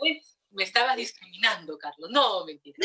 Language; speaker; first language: Spanish; native; Spanish